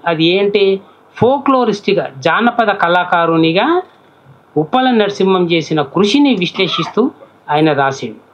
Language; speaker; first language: Telugu; native; Telugu